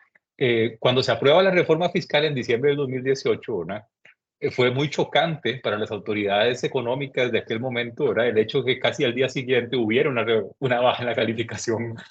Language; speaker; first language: Spanish; native; Spanish